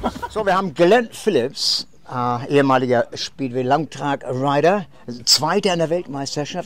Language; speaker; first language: German; native; German